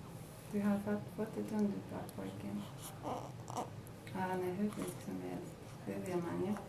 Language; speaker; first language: Swedish; non-native, fluent; Latvian